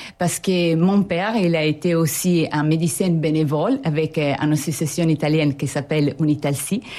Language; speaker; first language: French; non-native, fluent; Italian